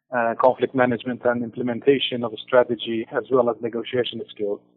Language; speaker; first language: English; non-native, fluent; Persian